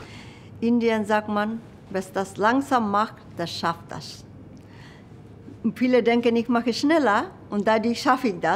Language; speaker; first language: German; non-native, learner; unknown